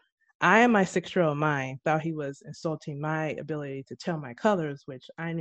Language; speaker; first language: English; native; English